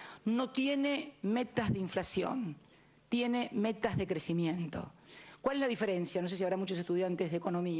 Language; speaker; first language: Spanish; native; Spanish